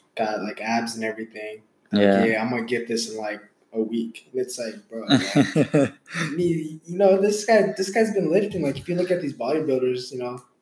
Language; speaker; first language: English; early bilingual, other home language; Hindi